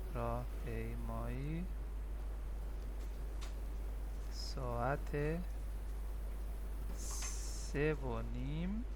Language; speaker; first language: Persian; non-native, fluent; Urdu